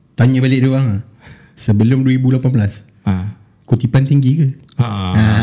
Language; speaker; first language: Malay; native; Malay